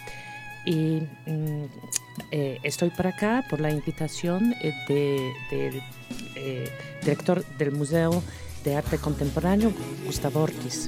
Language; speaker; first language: Spanish; non-native, fluent; Polish